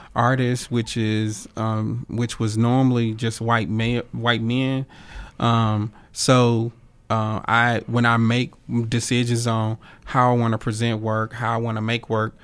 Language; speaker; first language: English; native; English